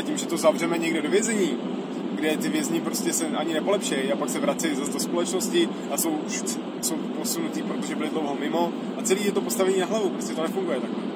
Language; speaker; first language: Czech; native; Czech